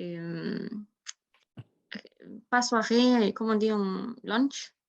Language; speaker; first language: French; non-native, learner; Spanish